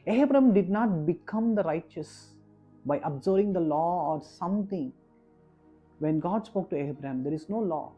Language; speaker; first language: English; non-native, local second language; Kannada